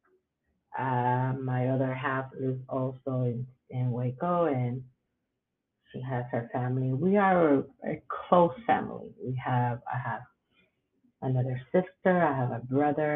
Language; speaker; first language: English; non-native, fluent; Spanish